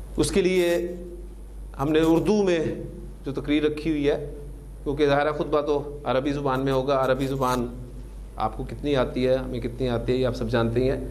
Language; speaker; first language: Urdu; native; Urdu